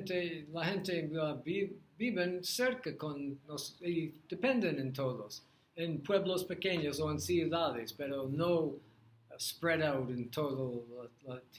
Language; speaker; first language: Spanish; non-native, learner; English